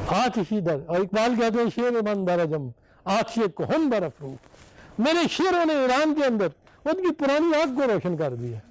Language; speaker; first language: Urdu; non-native, local second language; Punjabi